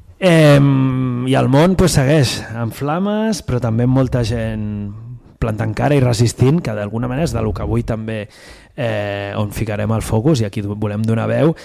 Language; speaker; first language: Catalan; native; Catalan